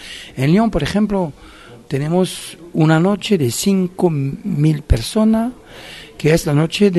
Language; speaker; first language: Spanish; non-native, fluent; French